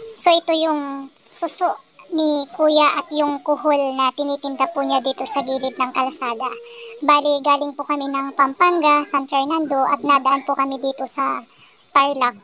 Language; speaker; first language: Filipino; non-native, local second language; Pangasinan